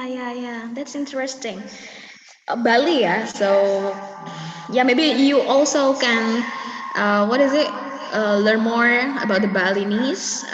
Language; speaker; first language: English; non-native, fluent; Indonesian